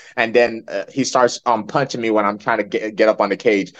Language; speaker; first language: English; early bilingual, other home language; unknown